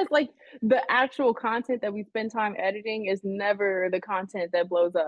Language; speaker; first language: English; native; English